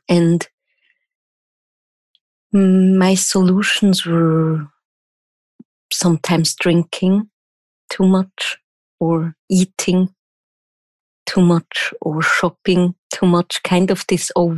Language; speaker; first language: English; non-native, fluent; German